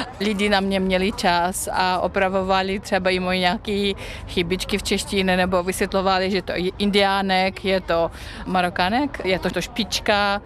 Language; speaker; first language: Czech; non-native, fluent; Russian